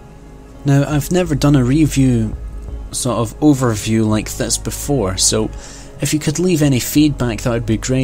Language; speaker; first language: English; native; English